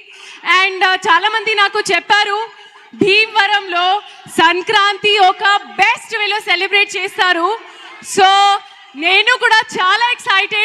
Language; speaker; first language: Telugu; non-native, learner; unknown